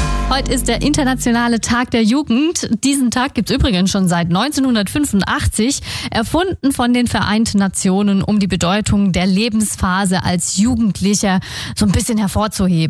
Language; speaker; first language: German; native; German